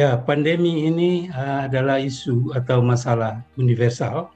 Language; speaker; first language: Indonesian; non-native, local second language; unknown